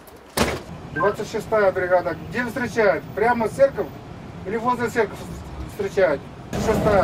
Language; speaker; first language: Russian; non-native, local second language; Kyrgyz